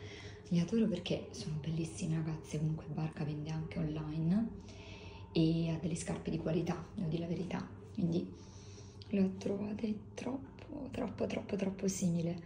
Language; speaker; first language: Italian; native; Italian